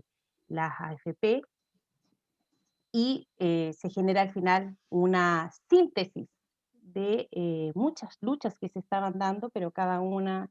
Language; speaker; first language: Spanish; native; Spanish